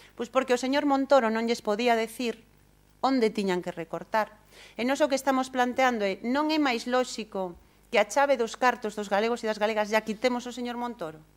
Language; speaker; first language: Galician; non-native, local second language; Spanish